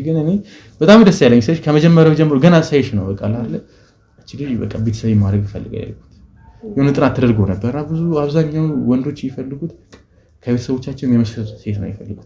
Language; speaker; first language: Amharic; early bilingual, heritage; Amharic